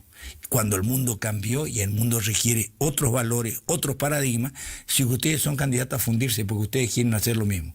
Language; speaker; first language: Spanish; native; Spanish